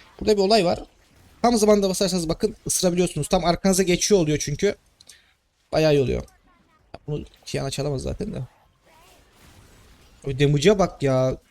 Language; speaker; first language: Turkish; native; Turkish